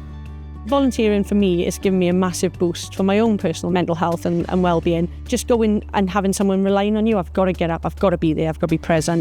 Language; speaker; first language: English; native; English